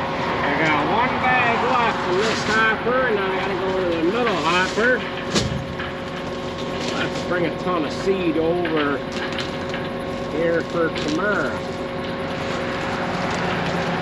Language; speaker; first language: English; native; English